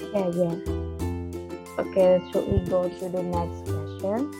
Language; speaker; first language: English; non-native, learner; Indonesian